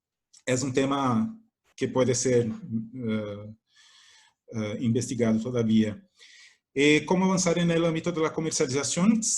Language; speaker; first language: Spanish; non-native, fluent; Portuguese